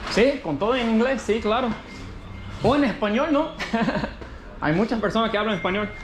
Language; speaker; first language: Spanish; non-native, fluent; Portuguese